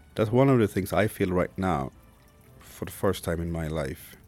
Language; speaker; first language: English; non-native, fluent; Swedish